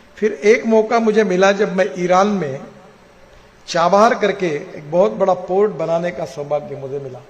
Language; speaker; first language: Hindi; non-native, local second language; Marathi